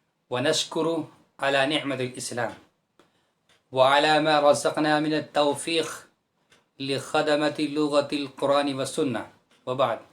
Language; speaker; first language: Arabic; non-native, fluent; Urdu